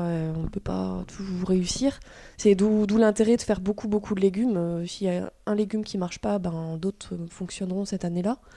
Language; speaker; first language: French; native; French